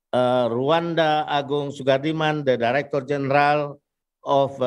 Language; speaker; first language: English; non-native, fluent; Indonesian